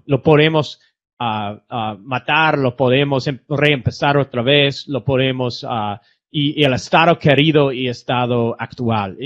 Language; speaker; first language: Spanish; non-native, fluent; English